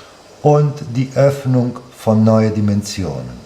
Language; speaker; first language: German; non-native, fluent; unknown